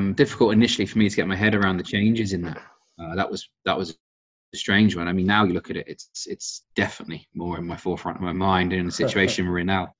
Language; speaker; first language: English; native; English